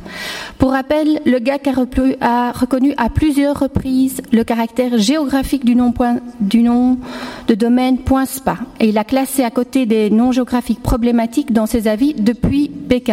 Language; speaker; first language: French; native; French